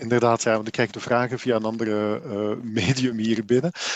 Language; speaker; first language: Dutch; native; Dutch